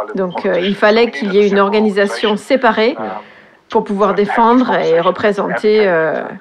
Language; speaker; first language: French; non-native, fluent; English